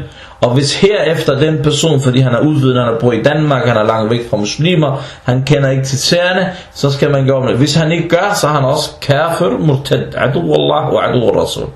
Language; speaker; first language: Danish; non-native, fluent; Arabic